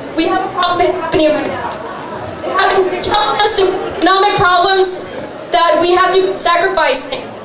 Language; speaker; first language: English; native; English